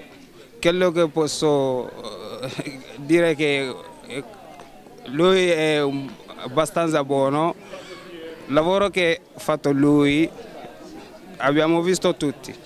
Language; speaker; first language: Italian; non-native, fluent; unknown